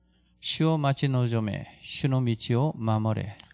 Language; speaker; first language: Japanese; non-native, fluent; Korean